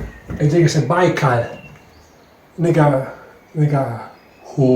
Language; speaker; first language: Chinese; non-native, fluent; Italian